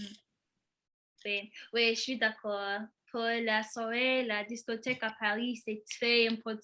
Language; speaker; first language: French; non-native, learner; English